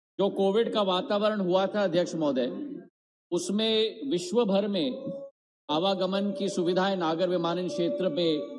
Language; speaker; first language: Hindi; native; Hindi